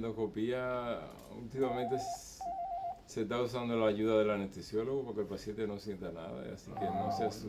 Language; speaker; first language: Spanish; native; Spanish